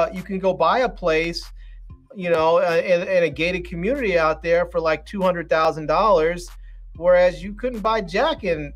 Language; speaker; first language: English; native; English